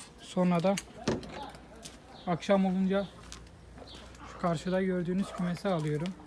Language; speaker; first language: Turkish; native; Turkish